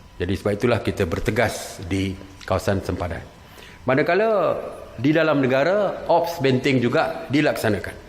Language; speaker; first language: Malay; native; Malay